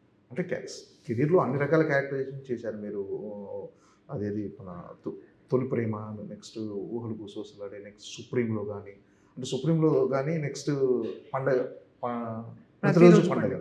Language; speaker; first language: Telugu; native; Telugu